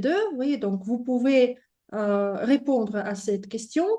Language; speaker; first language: French; non-native, fluent; Russian